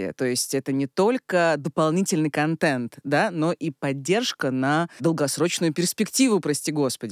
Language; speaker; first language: Russian; native; Russian